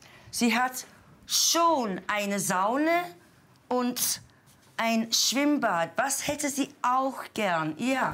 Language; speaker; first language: German; non-native, fluent; English